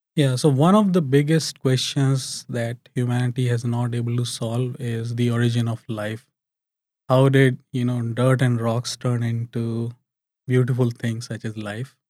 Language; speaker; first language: English; non-native, local second language; Hindi